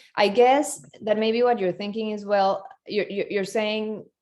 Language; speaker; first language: English; non-native, fluent; Spanish